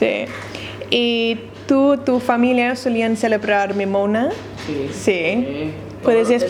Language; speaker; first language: Spanish; non-native, learner; English